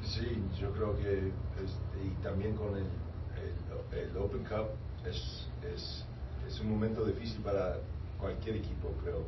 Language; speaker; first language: Spanish; early bilingual, heritage; Spanish